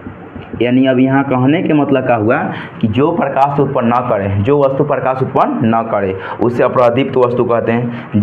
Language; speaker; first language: Hindi; native; Hindi